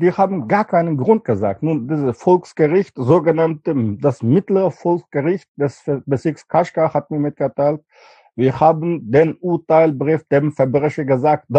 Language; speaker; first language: German; non-native, fluent; Uyghur